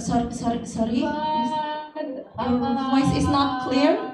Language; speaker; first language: English; non-native, fluent; Indonesian